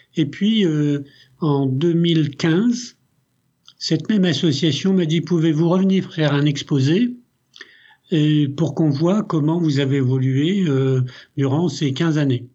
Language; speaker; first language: French; early bilingual, other home language; Italian